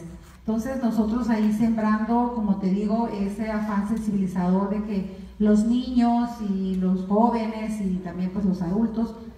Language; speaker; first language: Spanish; native; Spanish